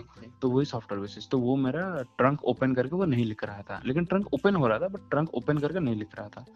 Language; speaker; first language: Hindi; non-native, local second language; Odia